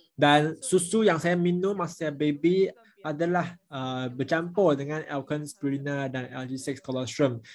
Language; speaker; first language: Malay; non-native, local second language; Chinese